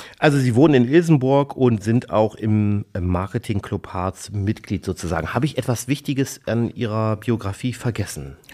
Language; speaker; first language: German; native; German